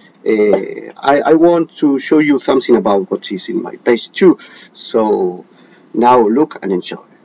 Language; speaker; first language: English; non-native, learner; Spanish